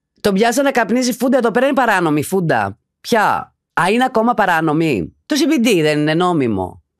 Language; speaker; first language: Greek; native; Greek